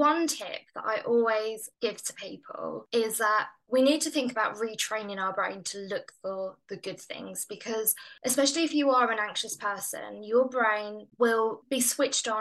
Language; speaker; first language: English; native; English